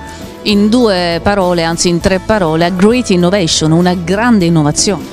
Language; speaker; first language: Italian; native; Italian